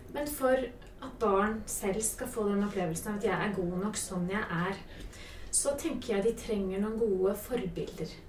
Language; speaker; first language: Norwegian; native; Norwegian